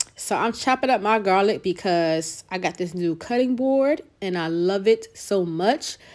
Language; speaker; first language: English; native; English